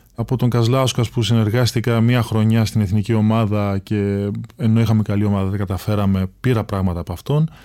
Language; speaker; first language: Greek; native; Greek